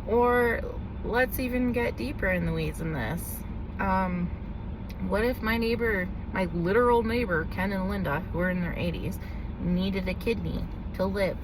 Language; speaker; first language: English; native; English